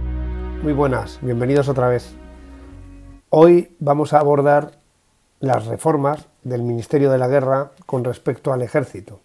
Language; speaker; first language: Spanish; native; Spanish